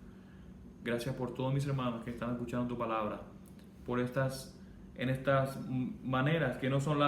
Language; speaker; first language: Spanish; native; Spanish